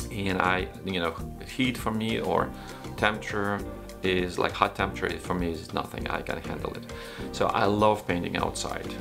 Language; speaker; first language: English; non-native, fluent; Ukrainian